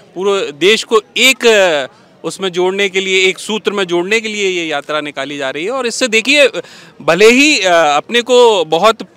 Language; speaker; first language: Hindi; native; Hindi